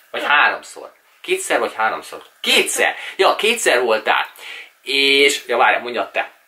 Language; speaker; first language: Hungarian; native; Hungarian